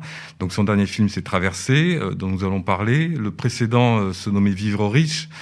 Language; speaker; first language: French; native; French